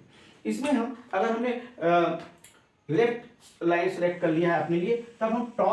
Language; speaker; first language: Hindi; native; Hindi